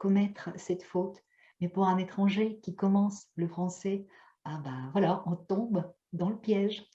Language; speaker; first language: French; non-native, fluent; Russian